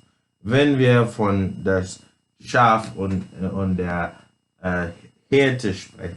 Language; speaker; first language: German; non-native, fluent; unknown